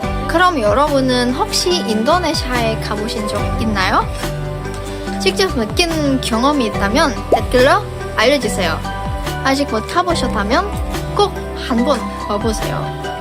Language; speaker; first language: Korean; non-native, fluent; Indonesian